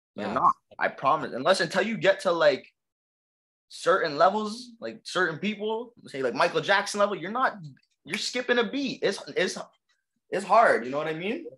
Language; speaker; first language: English; native; English